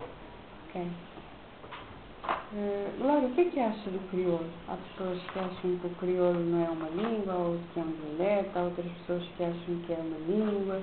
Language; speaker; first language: Portuguese; non-native, local second language; Kabuverdianu